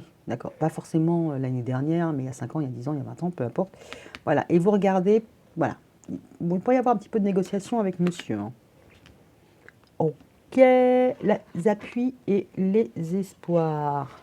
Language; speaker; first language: French; native; French